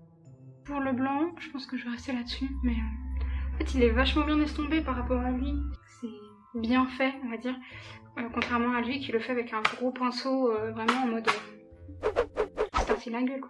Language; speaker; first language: French; native; French